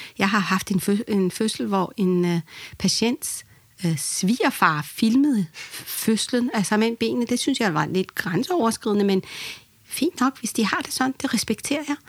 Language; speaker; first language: Danish; early bilingual, other home language; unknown